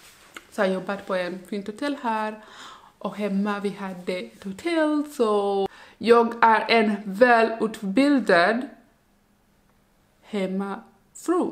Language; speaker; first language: Swedish; non-native, learner; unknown